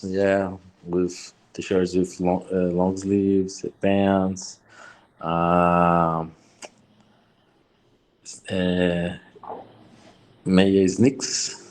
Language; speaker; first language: English; non-native, learner; Portuguese